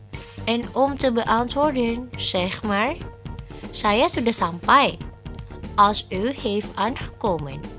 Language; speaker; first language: Dutch; non-native, learner; Indonesian